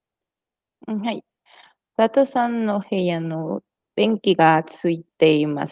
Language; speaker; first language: Japanese; non-native, learner; Spanish